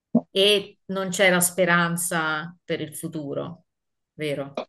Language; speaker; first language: Italian; native; Italian